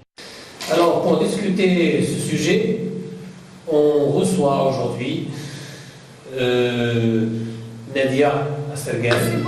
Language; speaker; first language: French; non-native, learner; Arabic